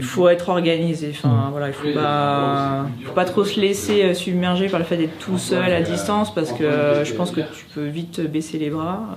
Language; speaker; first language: French; native; French